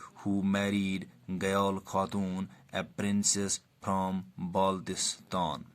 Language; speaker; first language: English; non-native, local second language; Urdu